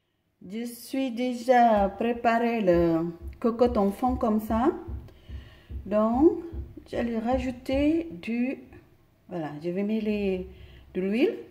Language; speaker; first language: French; non-native, fluent; Indonesian